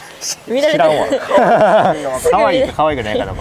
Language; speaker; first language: Japanese; native; Japanese